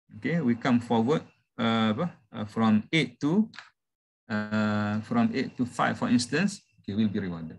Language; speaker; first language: English; non-native, local second language; Malay